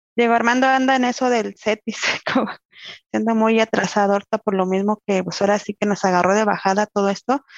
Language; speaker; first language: Spanish; native; Spanish